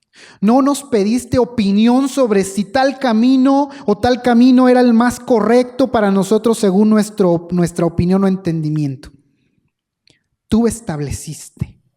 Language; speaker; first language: Spanish; native; Spanish